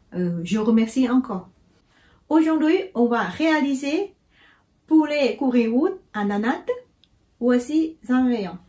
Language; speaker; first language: French; non-native, learner; Thai